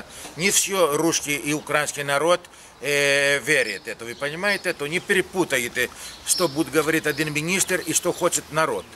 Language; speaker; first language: Russian; non-native, learner; Greek